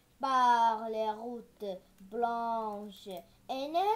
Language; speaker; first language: French; non-native, learner; Arabic